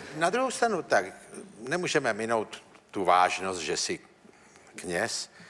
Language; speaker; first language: Czech; native; Czech